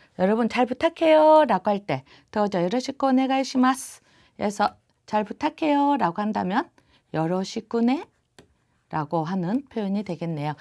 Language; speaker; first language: Korean; native; Korean